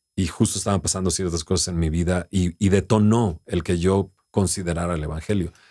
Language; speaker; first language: Spanish; native; Spanish